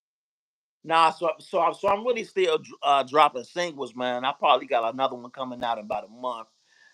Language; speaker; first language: English; native; English